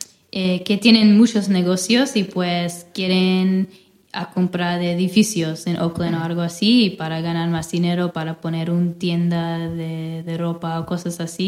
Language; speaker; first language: Spanish; non-native, fluent; English